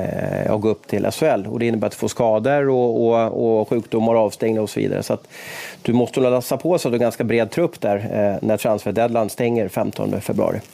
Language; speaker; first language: Swedish; native; Swedish